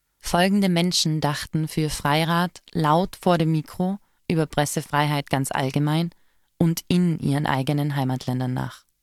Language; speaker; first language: German; native; German